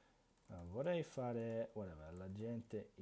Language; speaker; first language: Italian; non-native, fluent; English